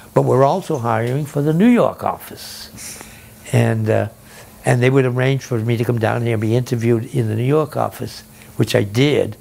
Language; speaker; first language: English; native; English